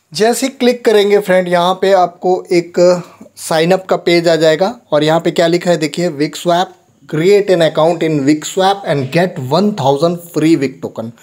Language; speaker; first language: Hindi; native; Hindi